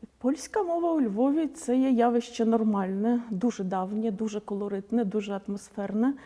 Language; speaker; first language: Ukrainian; non-native, local second language; Polish